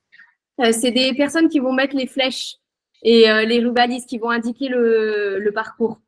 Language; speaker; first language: French; native; French